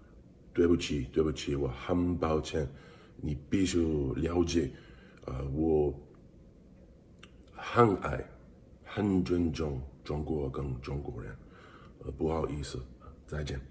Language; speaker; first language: Chinese; non-native, learner; English